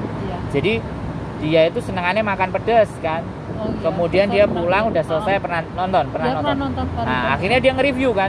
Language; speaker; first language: Indonesian; non-native, local second language; Javanese